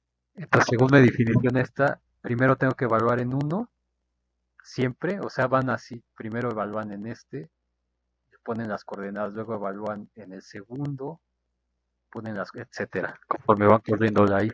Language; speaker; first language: Spanish; native; Spanish